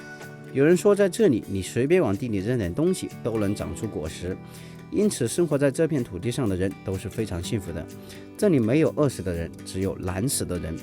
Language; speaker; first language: Chinese; native; Chinese